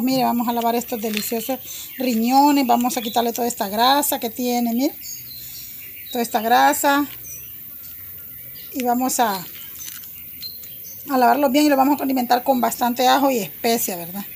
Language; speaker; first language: Spanish; native; Spanish